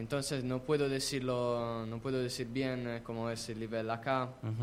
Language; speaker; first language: Spanish; non-native, learner; Italian